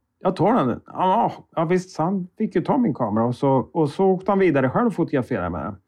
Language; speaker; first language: Swedish; native; Swedish